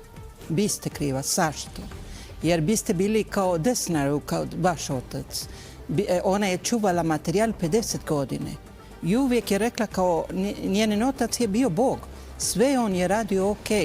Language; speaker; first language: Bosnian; early bilingual, heritage; Bosnian